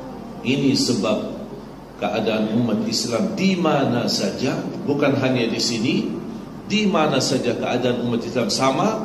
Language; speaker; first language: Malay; non-native, fluent; Arabic